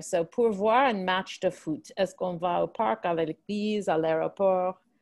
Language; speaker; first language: French; non-native, fluent; English